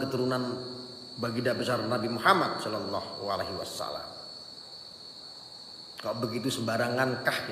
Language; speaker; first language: Indonesian; non-native, local second language; Javanese